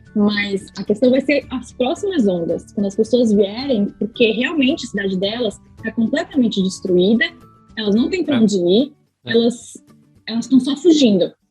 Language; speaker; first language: Portuguese; native; Portuguese